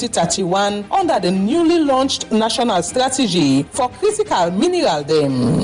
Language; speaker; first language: English; non-native, local second language; Krio